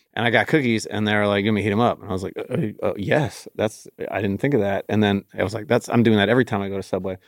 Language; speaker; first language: English; native; English